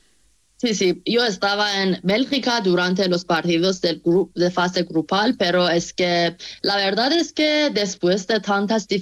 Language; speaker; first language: Spanish; non-native, fluent; Persian